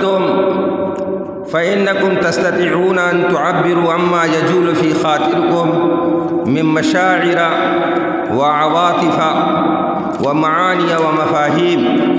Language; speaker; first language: Arabic; non-native, fluent; Urdu